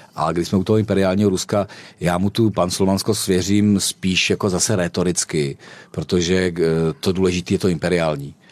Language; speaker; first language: Czech; native; Czech